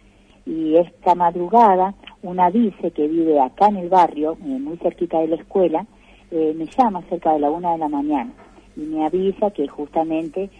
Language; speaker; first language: Spanish; native; Spanish